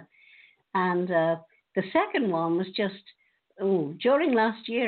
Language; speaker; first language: English; native; English